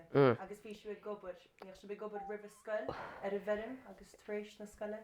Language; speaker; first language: Irish; native; Irish